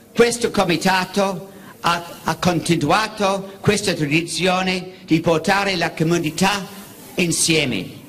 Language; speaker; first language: Italian; non-native, learner; English